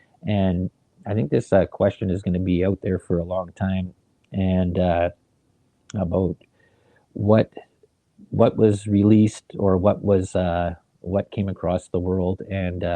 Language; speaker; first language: English; native; English